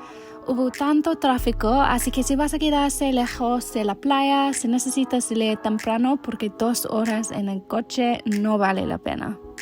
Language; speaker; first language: Spanish; non-native, learner; English